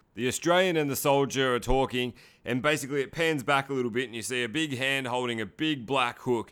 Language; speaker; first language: English; native; English